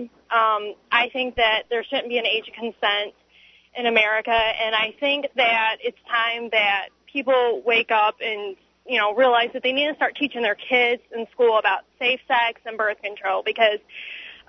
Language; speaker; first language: English; native; English